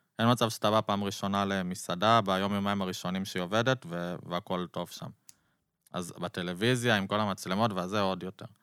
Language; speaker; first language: Hebrew; native; Hebrew